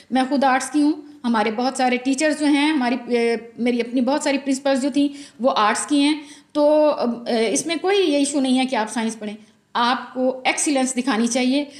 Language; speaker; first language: Urdu; non-native, local second language; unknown